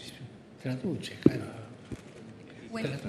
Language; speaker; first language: Italian; early bilingual, heritage; Spanish